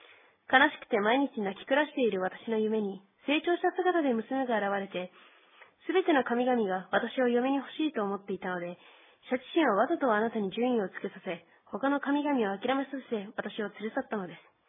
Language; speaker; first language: Japanese; native; Japanese